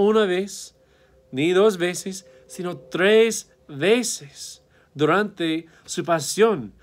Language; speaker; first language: Spanish; non-native, fluent; English